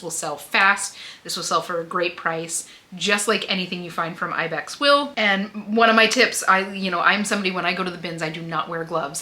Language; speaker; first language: English; native; English